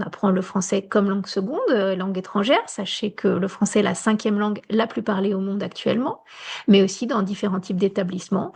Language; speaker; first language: French; native; French